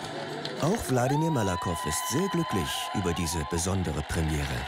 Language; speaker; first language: German; native; German